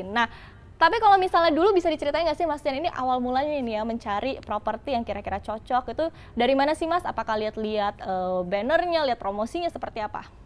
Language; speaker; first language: Indonesian; native; Indonesian